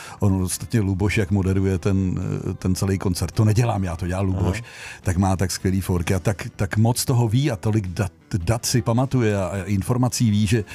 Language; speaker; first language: Czech; native; Czech